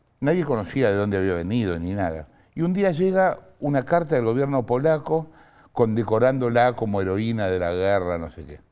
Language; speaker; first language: Spanish; native; Spanish